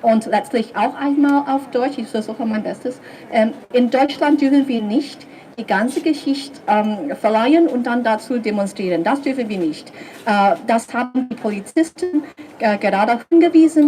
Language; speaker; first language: German; non-native, fluent; Cantonese